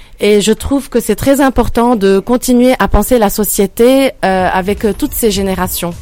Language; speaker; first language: French; non-native, local second language; Arabic